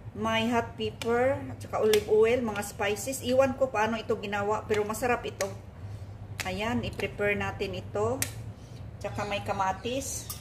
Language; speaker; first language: Filipino; non-native, local second language; Cebuano